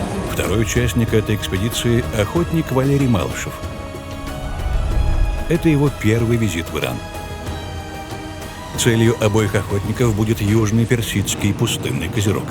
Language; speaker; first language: Russian; native; Russian